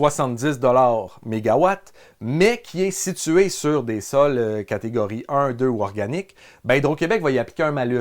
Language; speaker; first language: French; native; French